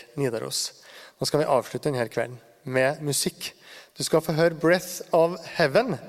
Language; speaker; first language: Norwegian; native; Norwegian